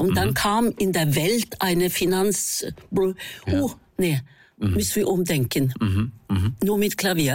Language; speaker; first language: German; non-native, fluent; Norwegian